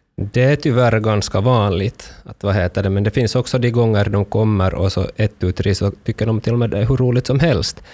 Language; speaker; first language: Swedish; native; Swedish